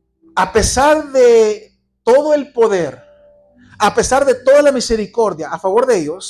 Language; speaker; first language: Spanish; native; Spanish